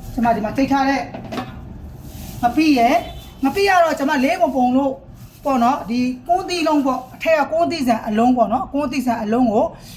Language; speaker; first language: Burmese; native; Burmese